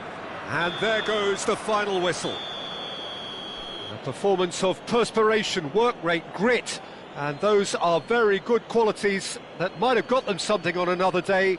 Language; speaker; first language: English; native; English